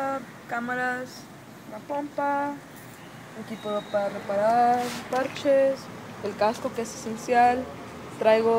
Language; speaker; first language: Spanish; native; Spanish